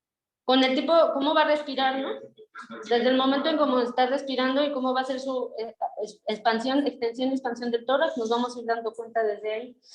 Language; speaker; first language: Spanish; native; Spanish